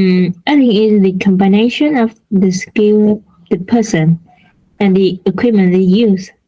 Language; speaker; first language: English; non-native, learner; Vietnamese